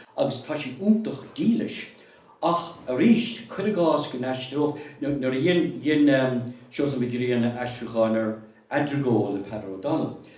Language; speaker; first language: Irish; native; Irish